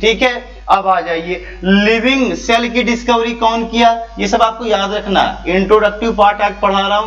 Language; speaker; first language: Hindi; native; Hindi